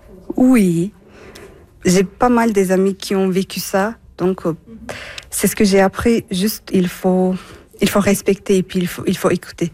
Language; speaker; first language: French; non-native, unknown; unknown